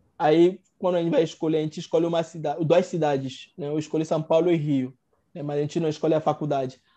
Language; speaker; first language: Portuguese; non-native, fluent; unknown